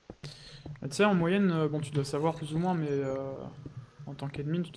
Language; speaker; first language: French; native; French